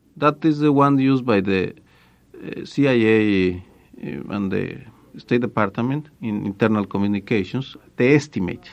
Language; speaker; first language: English; non-native, fluent; Spanish